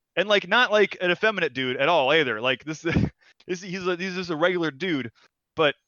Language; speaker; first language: English; non-native, fluent; Portuguese